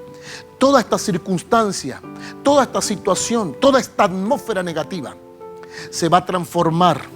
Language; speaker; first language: Spanish; native; Spanish